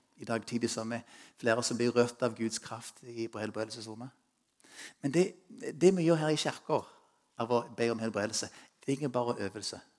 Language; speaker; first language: Norwegian; non-native, fluent; English